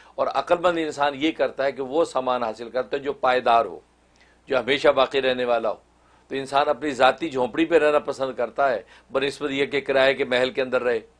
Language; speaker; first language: Hindi; non-native, local second language; Kashmiri